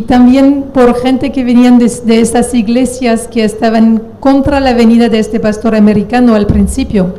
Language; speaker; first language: Spanish; non-native, fluent; French